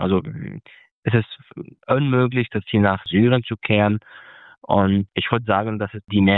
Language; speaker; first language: German; non-native, fluent; Arabic